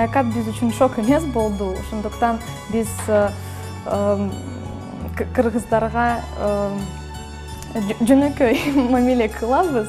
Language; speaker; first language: Kyrgyz; non-native, learner; Russian